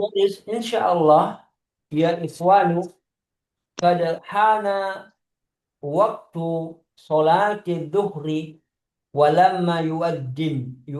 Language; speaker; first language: Arabic; non-native, learner; Indonesian